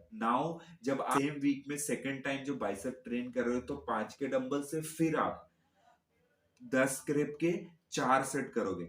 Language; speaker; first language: Hindi; native; Hindi